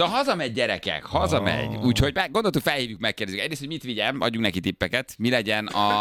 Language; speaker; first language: Hungarian; native; Hungarian